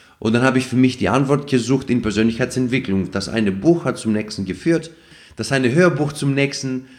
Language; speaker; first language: German; non-native, fluent; Greek